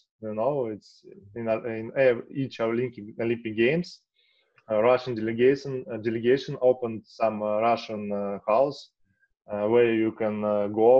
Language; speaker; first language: English; non-native, learner; Russian